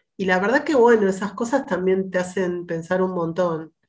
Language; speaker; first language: Spanish; native; Spanish